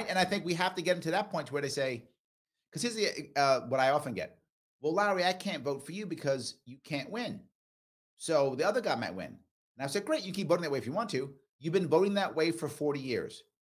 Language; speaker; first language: English; native; English